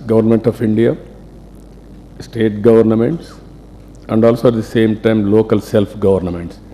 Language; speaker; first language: English; non-native, local second language; Telugu